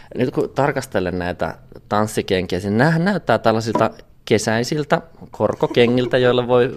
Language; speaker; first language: Finnish; native; Finnish